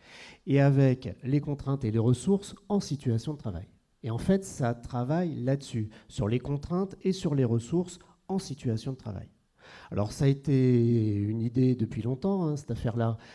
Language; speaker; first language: French; native; French